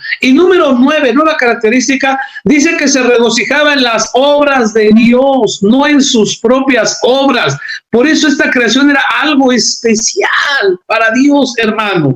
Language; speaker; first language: Spanish; native; Spanish